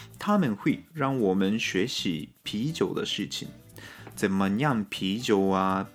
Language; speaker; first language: Chinese; non-native, fluent; Japanese